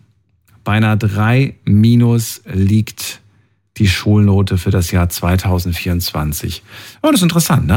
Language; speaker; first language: German; native; German